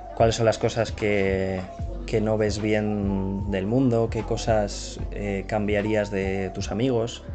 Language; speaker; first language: Spanish; native; Spanish